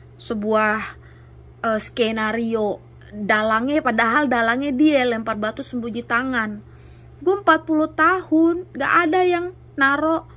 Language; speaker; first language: Indonesian; native; Indonesian